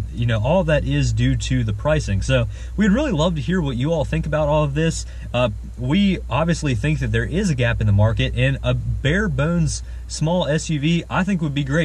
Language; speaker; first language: English; native; English